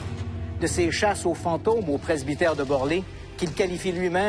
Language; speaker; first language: French; native; French